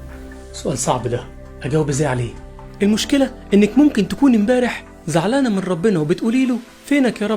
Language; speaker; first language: Arabic; native; Arabic